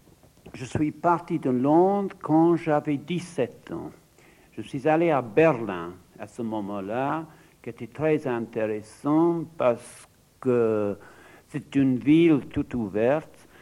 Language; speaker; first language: French; non-native, fluent; English